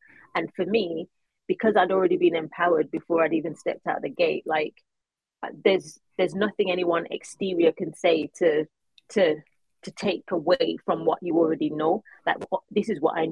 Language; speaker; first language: English; native; English